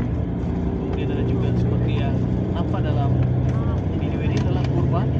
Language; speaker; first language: Indonesian; native; Indonesian